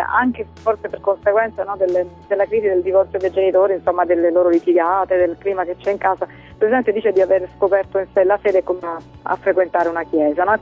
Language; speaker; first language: Italian; early bilingual, other home language; Finnish